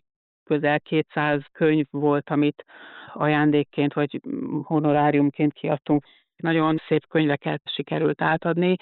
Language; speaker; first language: Hungarian; native; Hungarian